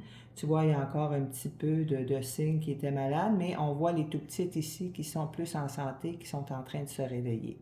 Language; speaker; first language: French; native; French